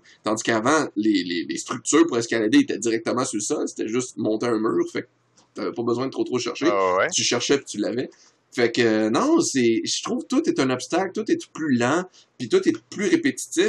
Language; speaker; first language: French; native; French